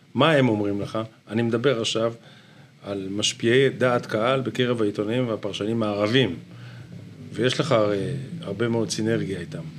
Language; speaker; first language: Hebrew; native; Hebrew